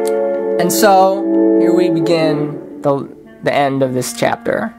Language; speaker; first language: English; native; English